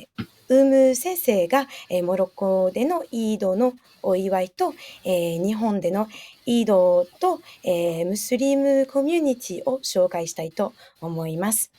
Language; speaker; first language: Japanese; non-native, fluent; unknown